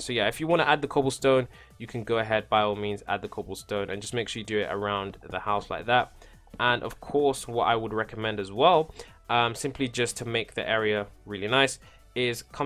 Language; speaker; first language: English; native; English